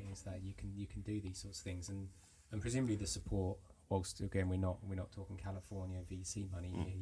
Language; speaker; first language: English; native; English